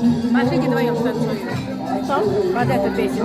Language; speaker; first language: Russian; non-native, local second language; Uzbek